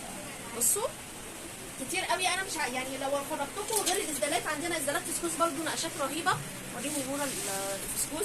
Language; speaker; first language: Arabic; native; Arabic